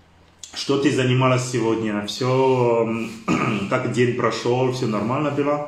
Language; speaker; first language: Russian; non-native, learner; French